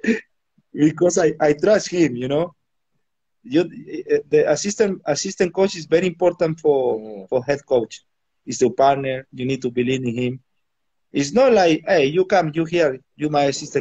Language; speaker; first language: English; non-native, learner; Spanish